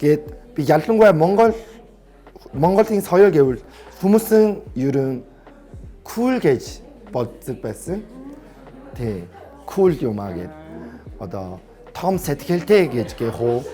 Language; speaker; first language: Mongolian; non-native, fluent; Korean